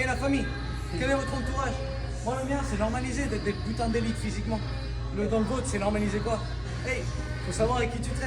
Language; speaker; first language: French; native; French